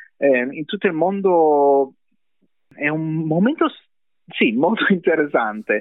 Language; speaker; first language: Italian; non-native, fluent; English